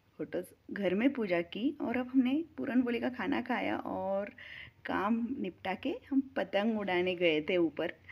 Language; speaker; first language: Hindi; non-native, local second language; Marathi